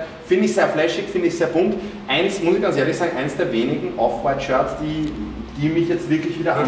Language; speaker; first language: German; native; German